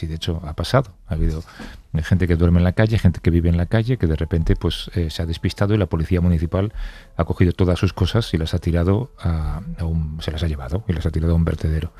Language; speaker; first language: Spanish; native; Spanish